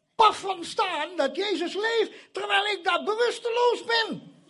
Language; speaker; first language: Dutch; non-native, fluent; Indonesian